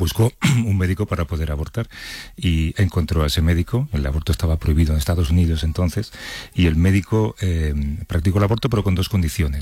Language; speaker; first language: Spanish; native; Spanish